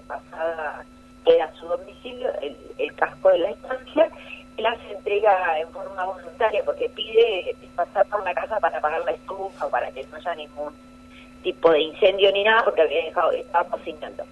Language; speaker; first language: Spanish; native; Spanish